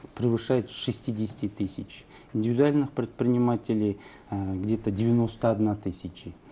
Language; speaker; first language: Russian; non-native, local second language; Kazakh